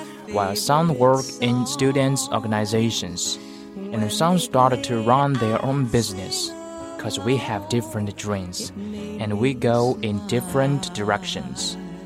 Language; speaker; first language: English; non-native, fluent; Chinese